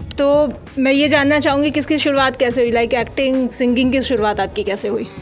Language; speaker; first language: Hindi; native; Hindi